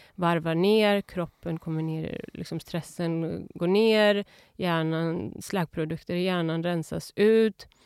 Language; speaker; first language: Swedish; early bilingual, other home language; Urdu